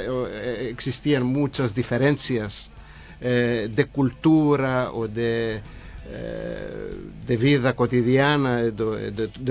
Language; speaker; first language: Spanish; non-native, learner; Greek